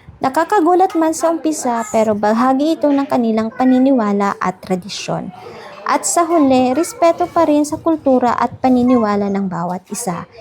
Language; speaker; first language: Filipino; native; Filipino